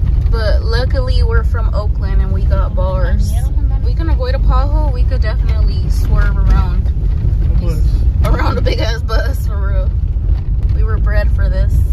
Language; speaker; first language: English; early bilingual, other home language; Spanish